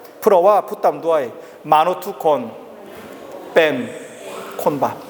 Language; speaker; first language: Thai; non-native, learner; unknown